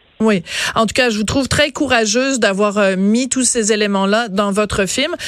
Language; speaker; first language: French; native; French